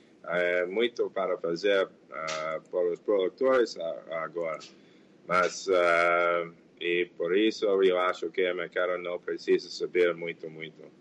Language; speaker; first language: Portuguese; non-native, fluent; English